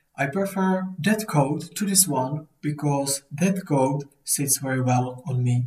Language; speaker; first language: English; non-native, fluent; Czech